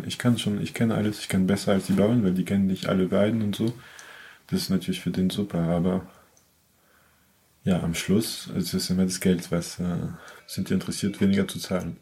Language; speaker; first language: German; non-native, fluent; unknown